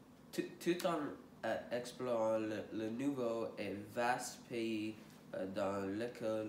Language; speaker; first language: French; non-native, learner; English